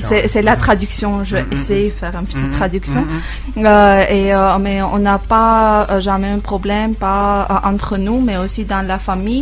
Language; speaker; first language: French; non-native, learner; Armenian